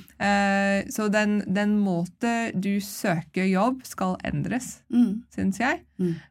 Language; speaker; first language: Norwegian; non-native, fluent; English